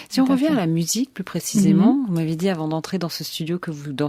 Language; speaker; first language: French; native; French